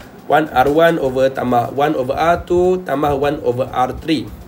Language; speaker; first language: English; non-native, local second language; Malay